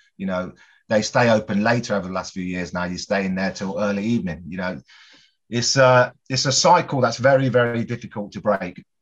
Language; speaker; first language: English; native; English